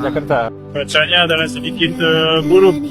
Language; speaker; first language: Indonesian; non-native, learner; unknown